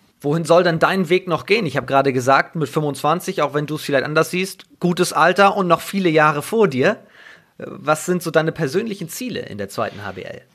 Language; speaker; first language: German; native; German